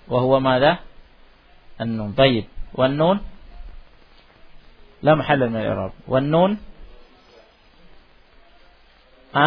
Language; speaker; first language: Arabic; non-native, fluent; Indonesian